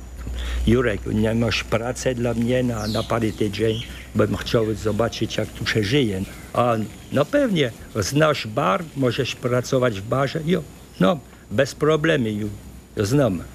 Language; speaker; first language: Polish; early bilingual, heritage; French